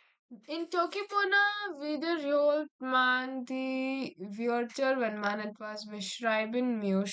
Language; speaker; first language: German; non-native, learner; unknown